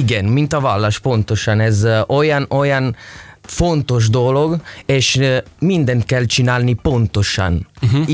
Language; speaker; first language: Hungarian; non-native, learner; Italian